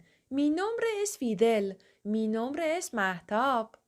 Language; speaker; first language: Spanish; non-native, fluent; Persian